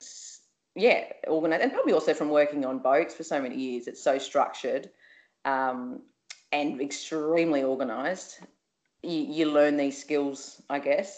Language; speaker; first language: English; native; English